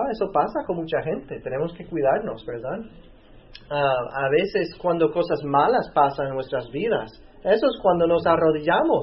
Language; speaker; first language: Spanish; native; Spanish